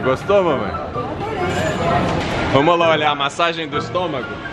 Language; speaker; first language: Portuguese; native; Portuguese